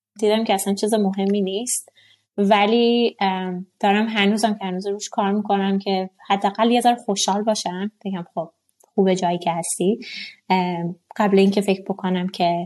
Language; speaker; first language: Persian; non-native, local second language; Azerbaijani